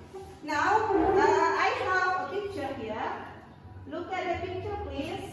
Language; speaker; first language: English; non-native, fluent; Indonesian